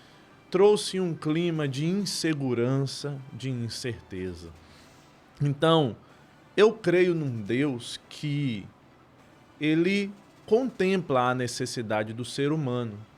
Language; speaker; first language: Portuguese; native; Portuguese